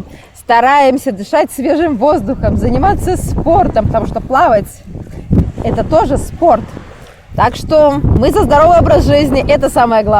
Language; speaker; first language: Russian; native; Russian